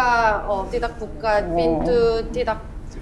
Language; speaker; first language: Indonesian; non-native, learner; Korean